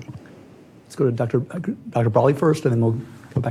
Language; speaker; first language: English; native; English